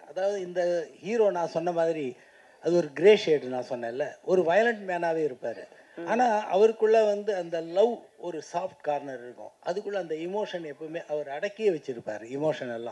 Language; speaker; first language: Tamil; native; Tamil